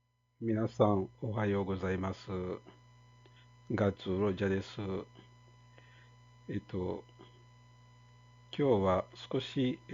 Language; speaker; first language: Japanese; non-native, fluent; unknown